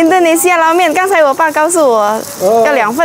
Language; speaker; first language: Chinese; non-native, fluent; Indonesian